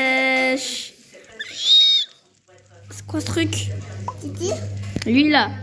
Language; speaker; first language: French; native; French